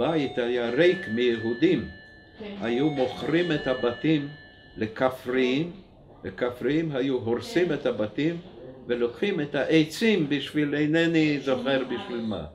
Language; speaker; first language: Hebrew; non-native, fluent; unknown